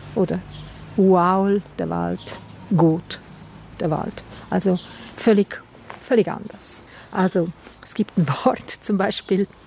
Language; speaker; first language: German; non-native, local second language; Romansh